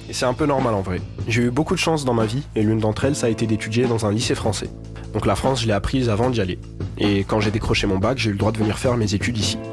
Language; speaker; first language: French; non-native, local second language; Arabic